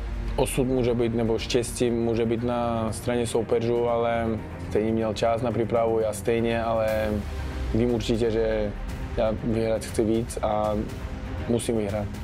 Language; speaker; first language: Czech; non-native, fluent; Uzbek